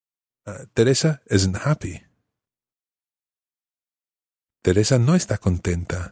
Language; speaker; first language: Spanish; non-native, fluent; English